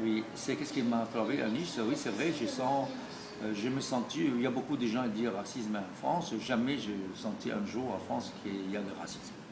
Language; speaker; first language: French; non-native, learner; Arabic